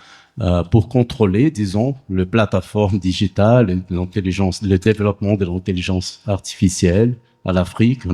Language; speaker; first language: French; non-native, fluent; Portuguese